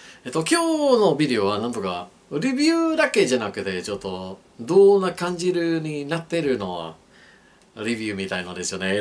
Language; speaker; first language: Japanese; non-native, learner; English